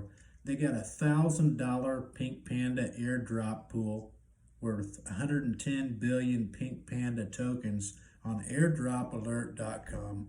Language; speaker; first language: English; native; English